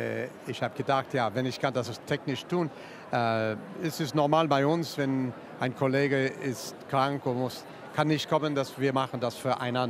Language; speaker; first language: German; non-native, fluent; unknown